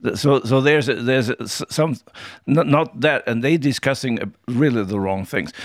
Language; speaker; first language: English; non-native, fluent; German